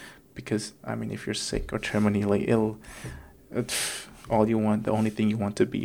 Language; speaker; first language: English; non-native, fluent; Indonesian